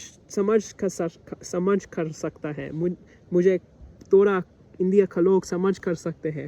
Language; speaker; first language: Hindi; non-native, learner; English